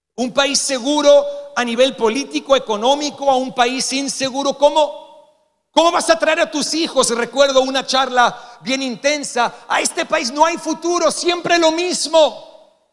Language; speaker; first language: Spanish; non-native, fluent; English